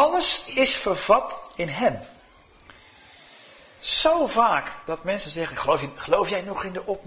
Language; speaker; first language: Dutch; native; Dutch